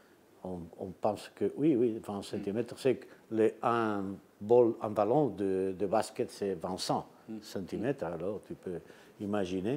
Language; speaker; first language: French; non-native, fluent; Spanish